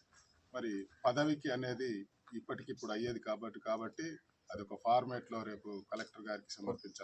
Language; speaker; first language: Telugu; native; Telugu